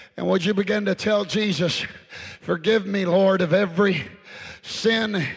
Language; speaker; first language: English; early bilingual, other home language; Spanish